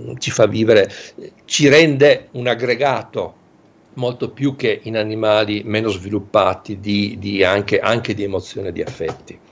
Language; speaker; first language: Italian; native; Italian